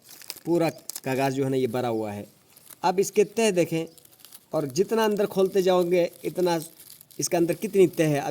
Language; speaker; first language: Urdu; non-native, local second language; Shina